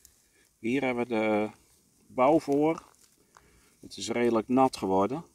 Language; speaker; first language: Dutch; native; Dutch